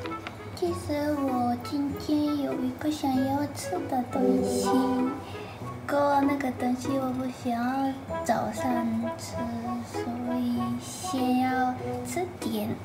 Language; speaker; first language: Chinese; non-native, fluent; Japanese